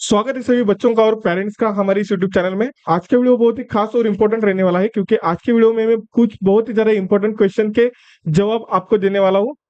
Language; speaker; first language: Hindi; non-native, local second language; Marathi